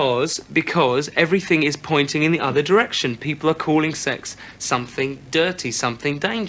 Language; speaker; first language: English; native; English